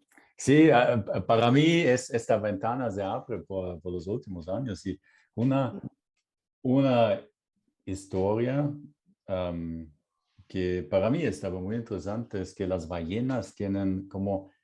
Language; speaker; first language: Spanish; non-native, fluent; German